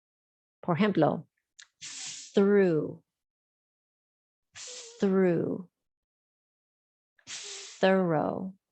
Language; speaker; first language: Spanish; non-native, fluent; English